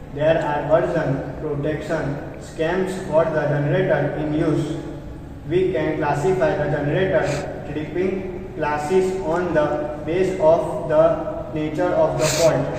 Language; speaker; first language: English; non-native, local second language; Gujarati